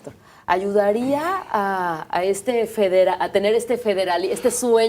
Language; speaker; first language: Spanish; native; Spanish